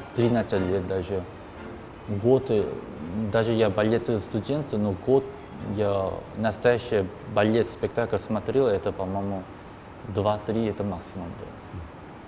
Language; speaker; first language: Russian; non-native, learner; Korean